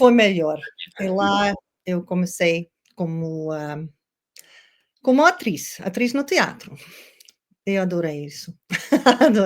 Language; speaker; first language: Portuguese; non-native, learner; Dutch